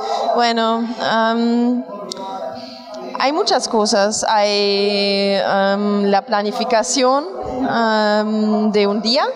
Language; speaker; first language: Spanish; non-native, fluent; German